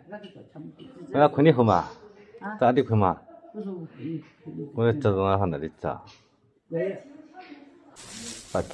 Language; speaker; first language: Chinese; native; Chinese